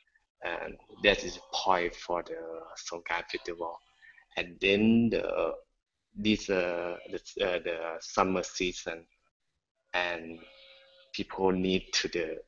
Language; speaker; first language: English; non-native, learner; Thai